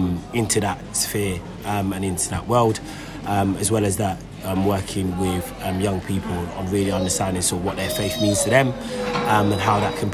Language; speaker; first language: English; native; English